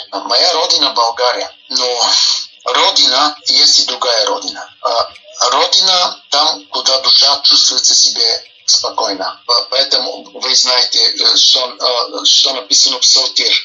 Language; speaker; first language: Russian; non-native, learner; Bulgarian